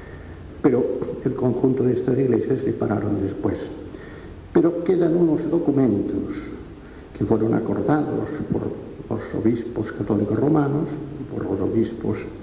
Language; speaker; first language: Spanish; non-native, local second language; Catalan